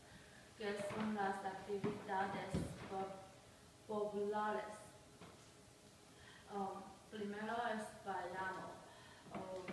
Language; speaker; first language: Spanish; non-native, learner; English